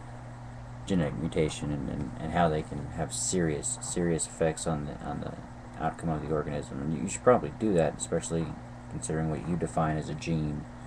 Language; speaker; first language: English; native; English